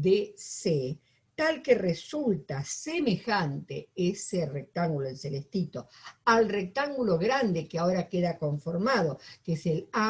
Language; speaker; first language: Spanish; native; Spanish